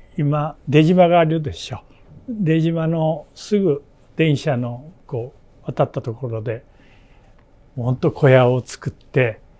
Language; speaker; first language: Japanese; early bilingual, other home language; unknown